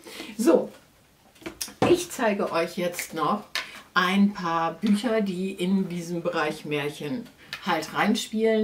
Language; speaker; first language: German; native; German